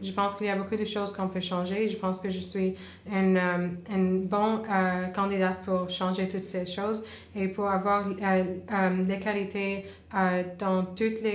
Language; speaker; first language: French; non-native, local second language; English